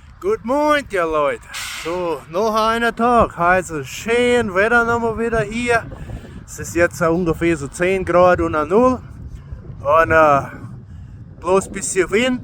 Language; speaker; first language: German; early bilingual, heritage; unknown